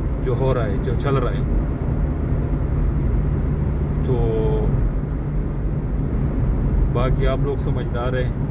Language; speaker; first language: Hindi; non-native, local second language; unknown